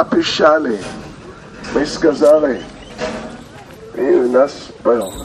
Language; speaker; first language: Russian; non-native, learner; English